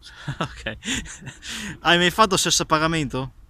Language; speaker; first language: Italian; native; Italian